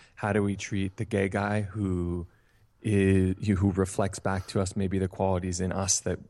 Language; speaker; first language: English; native; English